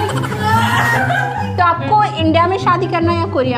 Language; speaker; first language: Hindi; native; Hindi